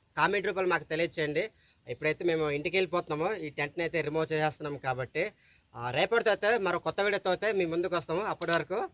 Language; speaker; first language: Telugu; native; Telugu